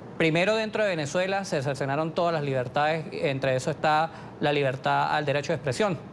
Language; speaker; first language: Spanish; native; Spanish